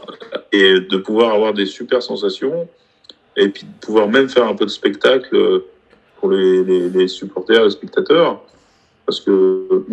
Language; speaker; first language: French; native; French